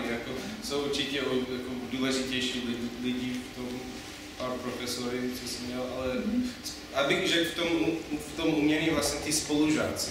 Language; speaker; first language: Czech; non-native, fluent; English